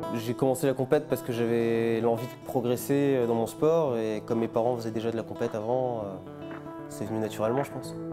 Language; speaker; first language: French; native; French